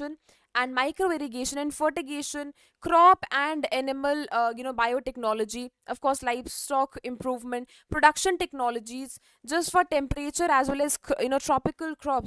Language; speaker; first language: English; non-native, local second language; Hindi